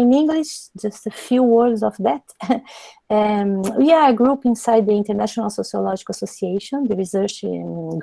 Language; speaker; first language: English; non-native, fluent; Portuguese